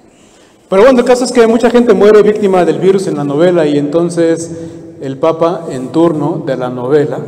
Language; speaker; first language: Spanish; native; Spanish